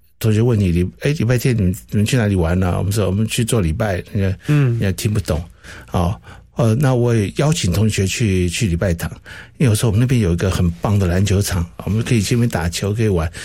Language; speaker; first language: Chinese; non-native, local second language; Cantonese